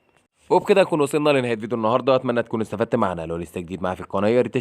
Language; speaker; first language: Arabic; native; Arabic